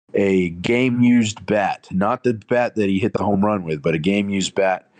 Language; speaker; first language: English; native; English